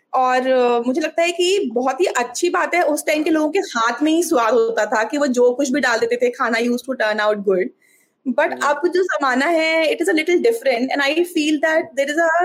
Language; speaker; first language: Hindi; native; Hindi